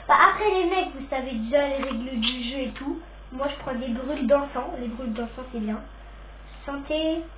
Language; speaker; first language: French; native; French